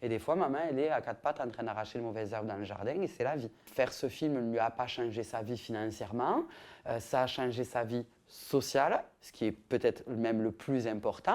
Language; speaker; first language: French; native; French